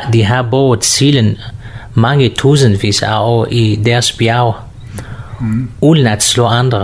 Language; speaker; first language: Danish; non-native, learner; Kurdish